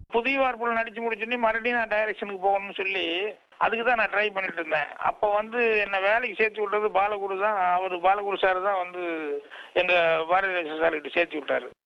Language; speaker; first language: Tamil; native; Tamil